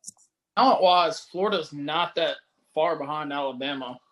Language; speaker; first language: English; native; English